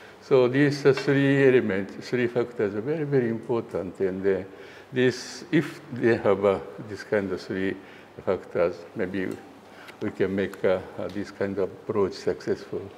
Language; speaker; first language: English; non-native, learner; Japanese